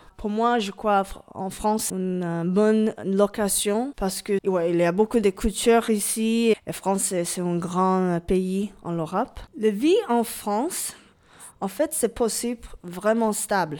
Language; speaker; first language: French; non-native, learner; Chinese